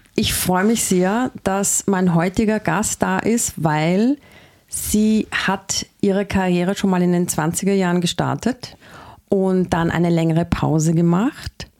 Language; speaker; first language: German; native; German